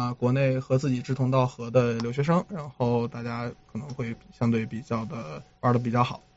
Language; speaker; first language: Chinese; native; Chinese